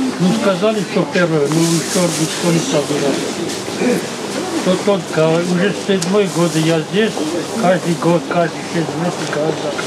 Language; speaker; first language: Russian; non-native, learner; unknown